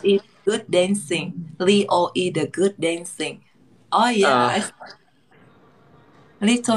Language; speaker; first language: English; non-native, learner; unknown